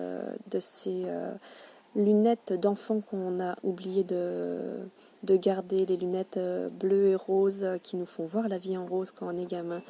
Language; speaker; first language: French; native; French